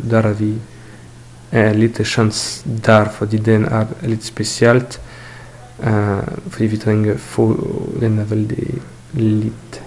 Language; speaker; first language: Norwegian; non-native, learner; French